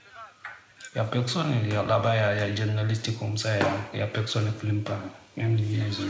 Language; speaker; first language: French; non-native, learner; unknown